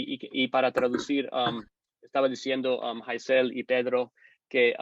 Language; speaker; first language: Spanish; non-native, fluent; English